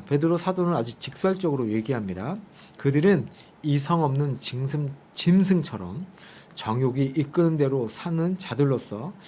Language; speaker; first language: Korean; native; Korean